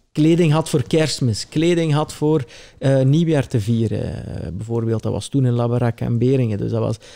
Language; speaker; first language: Dutch; early bilingual, other home language; Italian